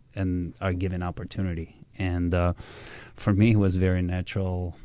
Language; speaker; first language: English; early bilingual, other home language; Russian